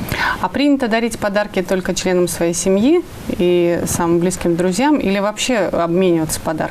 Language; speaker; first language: Russian; native; Russian